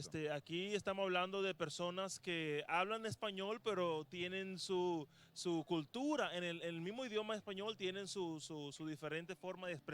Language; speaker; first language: Spanish; native; Spanish